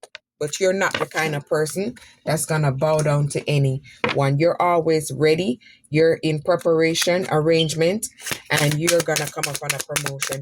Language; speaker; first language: English; native; English